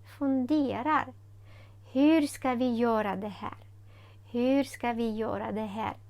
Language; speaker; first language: Swedish; non-native, fluent; Ukrainian